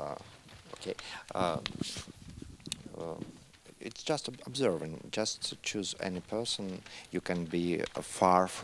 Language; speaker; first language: English; non-native, learner; Russian